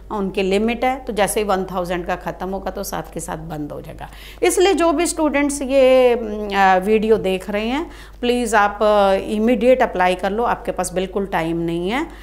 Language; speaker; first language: Hindi; non-native, local second language; Punjabi